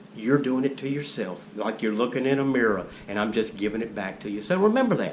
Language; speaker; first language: English; native; English